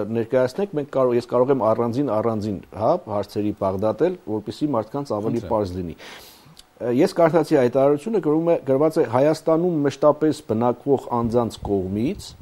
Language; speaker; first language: Armenian; native; Armenian